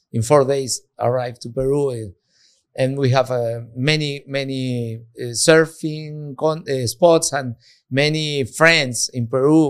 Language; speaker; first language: English; non-native, learner; Spanish